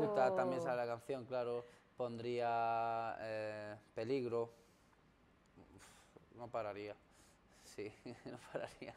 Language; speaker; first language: Spanish; early bilingual, other home language; Arabic